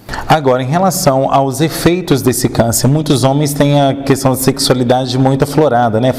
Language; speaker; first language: Portuguese; native; Portuguese